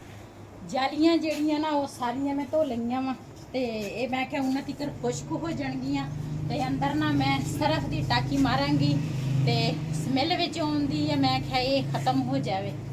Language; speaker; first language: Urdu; non-native, local second language; Punjabi